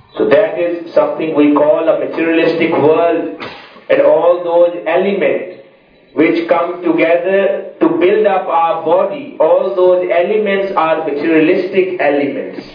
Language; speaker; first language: English; non-native, local second language; Urdu